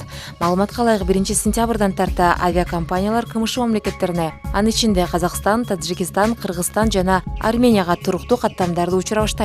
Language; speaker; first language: Kyrgyz; native; Kyrgyz